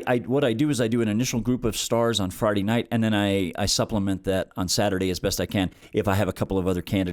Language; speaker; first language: English; native; English